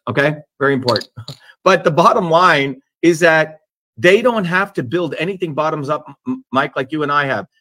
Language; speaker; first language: English; non-native, local second language; Tamil